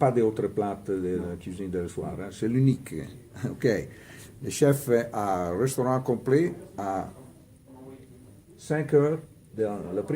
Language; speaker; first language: French; non-native, learner; Italian